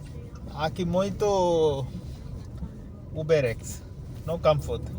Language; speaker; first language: Portuguese; non-native, learner; Tamil